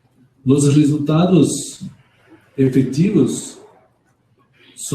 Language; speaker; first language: Spanish; non-native, learner; Portuguese